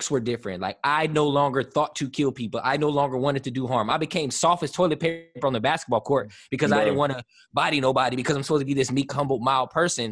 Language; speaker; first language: English; native; English